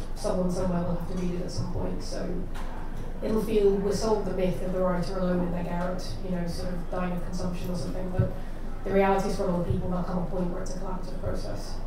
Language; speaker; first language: English; native; English